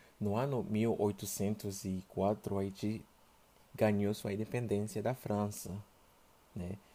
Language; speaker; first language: Portuguese; non-native, fluent; Haitian Creole